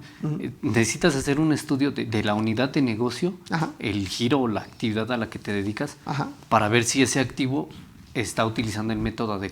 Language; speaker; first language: Spanish; native; Spanish